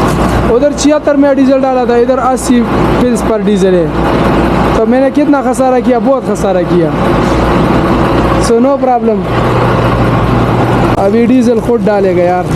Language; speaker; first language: Hindi; non-native, local second language; Pashto